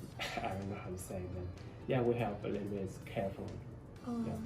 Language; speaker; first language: English; non-native, learner; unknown